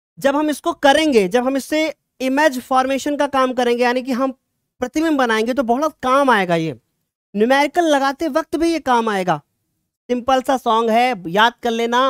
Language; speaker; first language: Hindi; native; Hindi